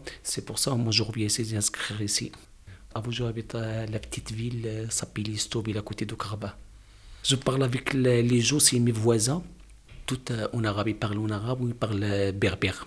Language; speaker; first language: French; non-native, learner; Arabic